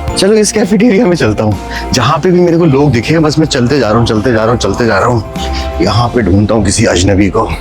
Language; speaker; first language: Hindi; native; Hindi